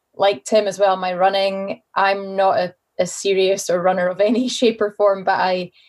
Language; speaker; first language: English; native; English